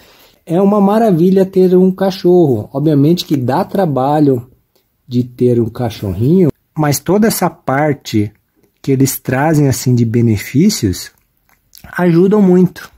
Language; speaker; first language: Portuguese; native; Portuguese